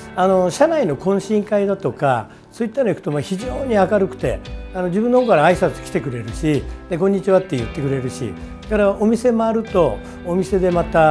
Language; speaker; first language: Japanese; native; Japanese